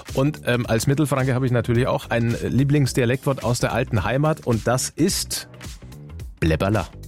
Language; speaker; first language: German; native; German